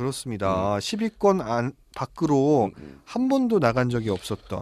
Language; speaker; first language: Korean; native; Korean